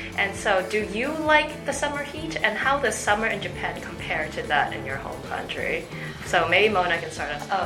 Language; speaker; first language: English; native; English